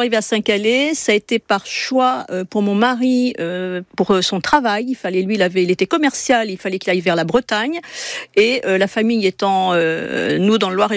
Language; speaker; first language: French; native; French